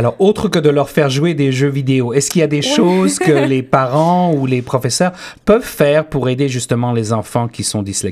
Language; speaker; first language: French; native; French